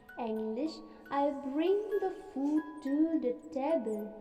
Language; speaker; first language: English; non-native, local second language; Khasi